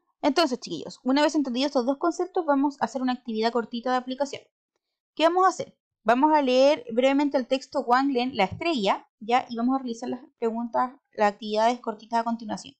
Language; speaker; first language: Spanish; native; Spanish